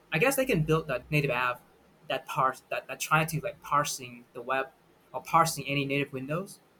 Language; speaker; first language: English; non-native, fluent; Vietnamese